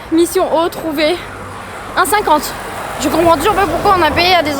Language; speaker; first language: French; native; French